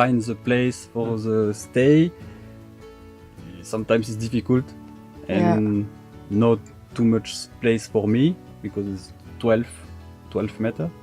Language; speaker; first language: English; non-native, learner; French